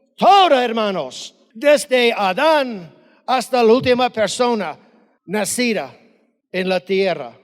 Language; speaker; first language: Spanish; non-native, fluent; English